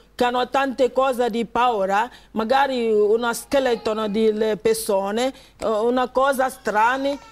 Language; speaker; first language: Italian; non-native, fluent; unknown